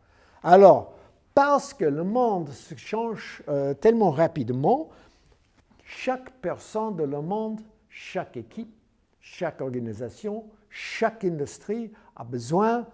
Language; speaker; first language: French; non-native, learner; English